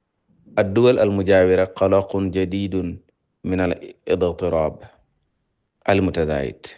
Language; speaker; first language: Arabic; non-native, fluent; Wolof